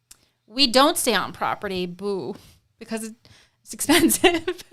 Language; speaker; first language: English; native; English